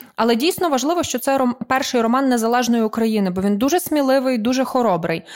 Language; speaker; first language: Ukrainian; native; Ukrainian